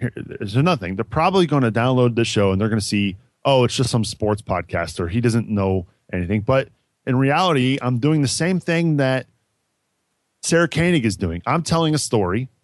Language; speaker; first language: English; native; English